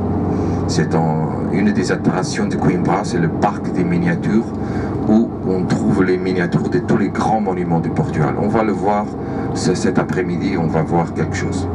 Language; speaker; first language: French; non-native, fluent; Portuguese